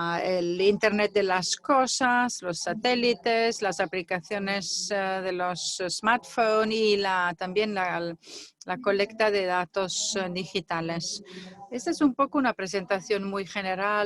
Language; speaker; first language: Spanish; non-native, fluent; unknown